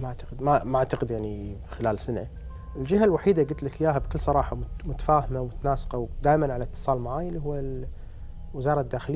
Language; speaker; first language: Arabic; native; Arabic